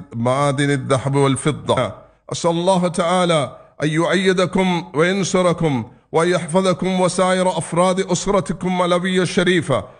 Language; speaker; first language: Arabic; non-native, fluent; Tamil